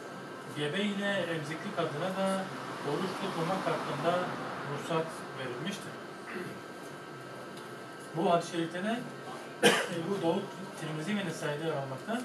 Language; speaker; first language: Turkish; native; Turkish